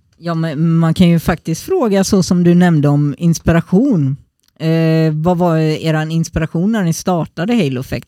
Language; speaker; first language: Swedish; native; Swedish